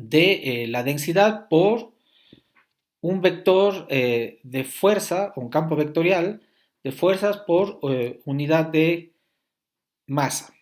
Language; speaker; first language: Spanish; native; Spanish